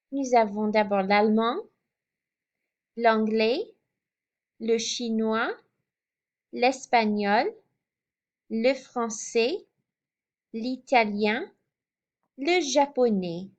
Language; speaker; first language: French; non-native, fluent; English